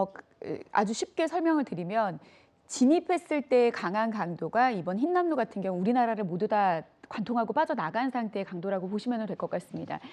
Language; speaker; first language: Korean; native; Korean